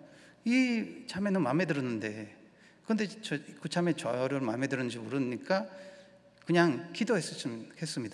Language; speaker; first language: Korean; non-native, learner; Spanish